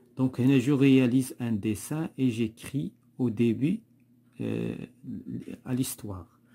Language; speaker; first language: French; non-native, local second language; Arabic